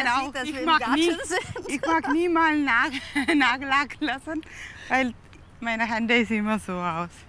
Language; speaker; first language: German; non-native, learner; Tamil